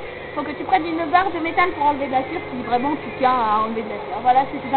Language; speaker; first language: French; native; French